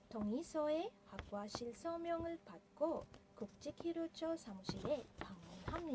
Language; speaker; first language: Korean; non-native, fluent; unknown